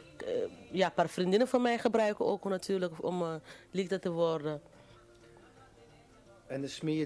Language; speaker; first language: Dutch; non-native, fluent; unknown